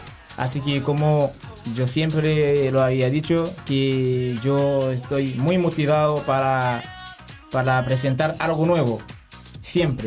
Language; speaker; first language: Spanish; non-native, learner; Haitian Creole